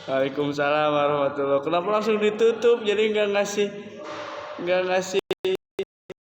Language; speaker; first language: Indonesian; native; Indonesian